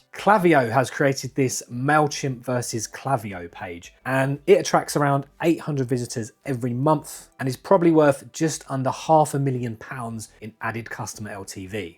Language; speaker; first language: English; native; English